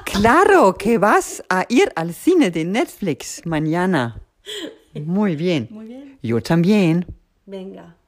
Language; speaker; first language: Spanish; non-native, learner; Danish